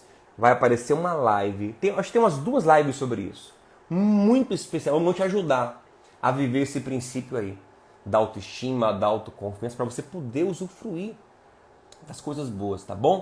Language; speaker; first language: Portuguese; native; Portuguese